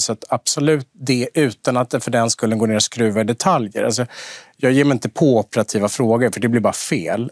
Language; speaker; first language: Swedish; native; Swedish